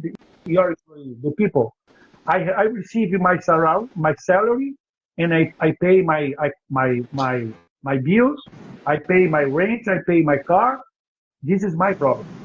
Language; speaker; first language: English; non-native, learner; Portuguese